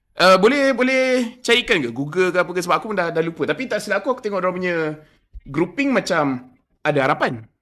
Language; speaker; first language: Malay; non-native, local second language; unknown